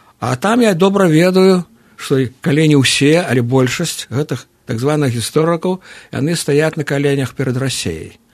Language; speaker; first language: Belarusian; native; Belarusian